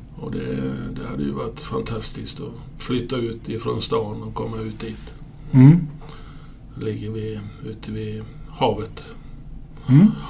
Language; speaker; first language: Swedish; native; Swedish